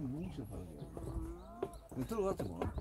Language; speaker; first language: Korean; native; Korean